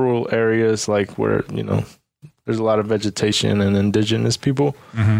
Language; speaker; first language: English; early bilingual, other home language; Spanish